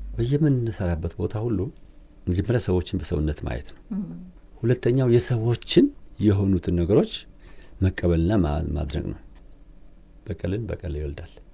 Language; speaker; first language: Amharic; non-native, local second language; Wolaytta